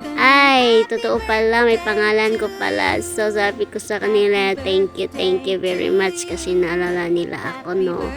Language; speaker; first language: Filipino; non-native, local second language; Cebuano